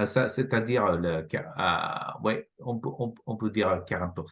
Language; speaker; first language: French; non-native, fluent; Japanese